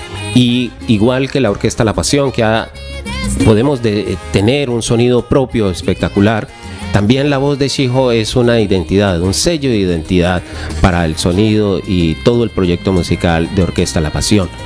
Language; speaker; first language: Spanish; native; Spanish